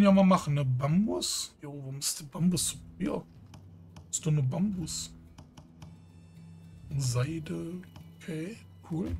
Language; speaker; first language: German; native; German